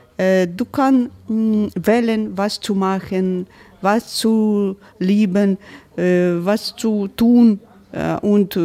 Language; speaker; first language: German; non-native, learner; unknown